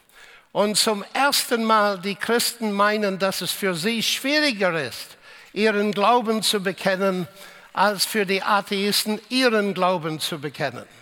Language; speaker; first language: German; non-native, fluent; English